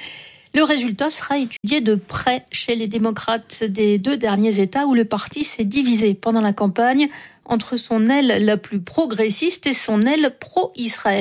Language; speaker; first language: French; native; French